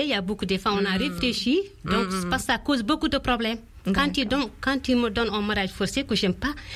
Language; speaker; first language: French; non-native, local second language; Fula